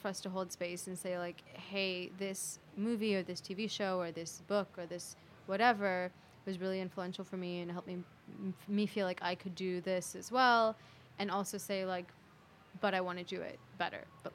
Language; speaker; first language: English; native; English